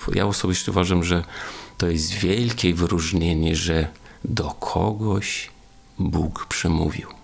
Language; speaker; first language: Polish; non-native, fluent; Romanian